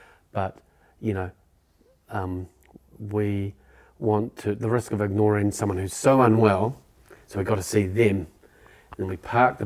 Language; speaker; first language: English; native; English